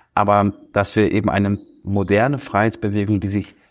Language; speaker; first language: German; native; German